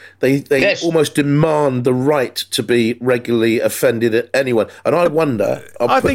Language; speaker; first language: English; native; English